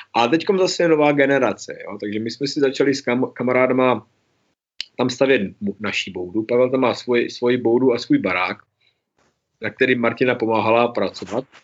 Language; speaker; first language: Czech; early bilingual, heritage; Czech